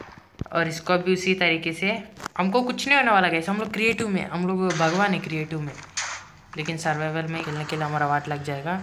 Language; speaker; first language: Hindi; native; Hindi